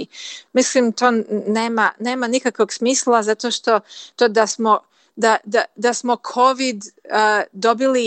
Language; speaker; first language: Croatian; early bilingual, heritage; Croatian